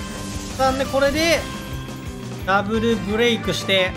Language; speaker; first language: Japanese; native; Japanese